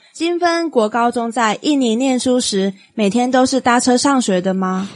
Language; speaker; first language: Chinese; native; Chinese